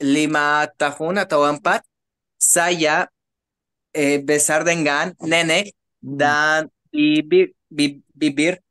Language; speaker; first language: Indonesian; non-native, learner; Spanish